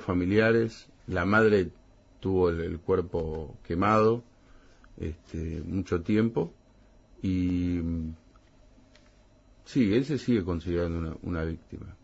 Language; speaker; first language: Spanish; native; Spanish